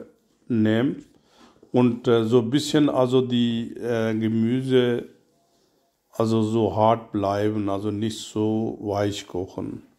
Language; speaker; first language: German; non-native, learner; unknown